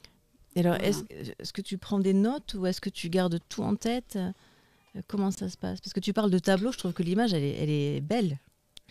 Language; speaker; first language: French; native; French